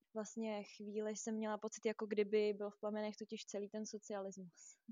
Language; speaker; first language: Czech; native; Czech